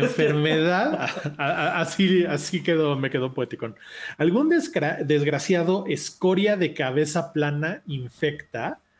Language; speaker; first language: Spanish; native; Spanish